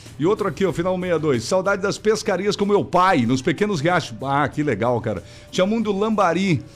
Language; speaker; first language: Portuguese; native; Portuguese